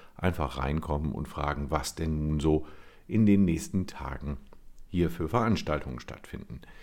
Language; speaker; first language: German; native; German